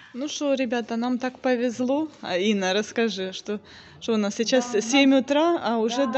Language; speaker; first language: Russian; native; Russian